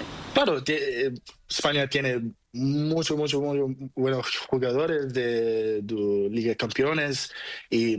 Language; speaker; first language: Spanish; non-native, learner; Portuguese